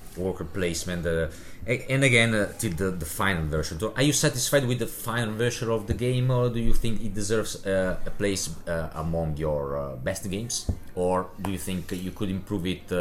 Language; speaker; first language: English; non-native, fluent; Italian